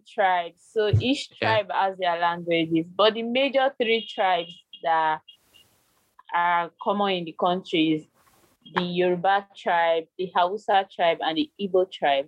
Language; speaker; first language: English; non-native, local second language; Yoruba